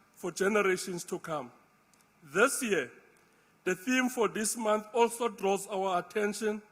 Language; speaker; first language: English; non-native, local second language; Afrikaans